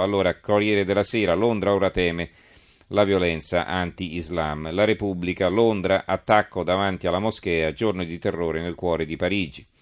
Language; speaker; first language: Italian; native; Italian